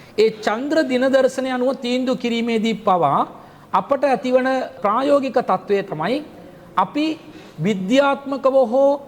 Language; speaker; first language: Sinhala; non-native, local second language; Tamil